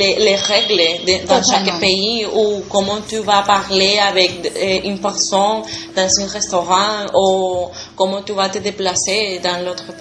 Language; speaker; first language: French; non-native, learner; Spanish